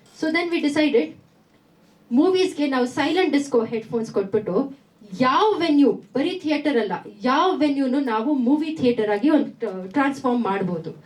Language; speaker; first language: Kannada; non-native, local second language; Tamil